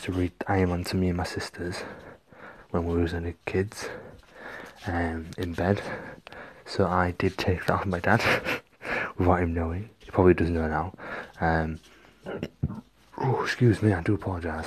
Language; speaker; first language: English; native; English